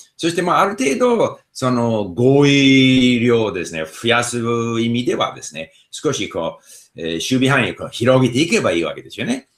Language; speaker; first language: Japanese; non-native, fluent; English